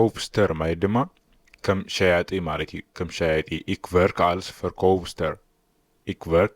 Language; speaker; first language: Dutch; non-native, learner; Tigrinya